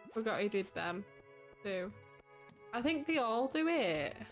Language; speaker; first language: English; native; English